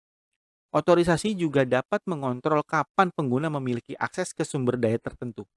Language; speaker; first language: Indonesian; native; Indonesian